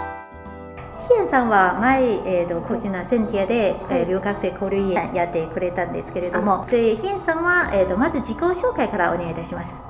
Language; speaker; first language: Japanese; non-native, fluent; Chinese